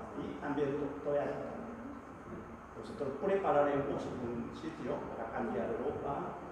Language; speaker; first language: Spanish; non-native, learner; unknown